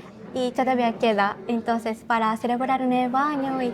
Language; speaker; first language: Spanish; non-native, learner; Japanese